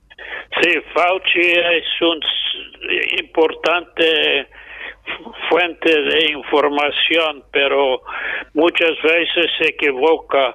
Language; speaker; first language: Spanish; non-native, fluent; English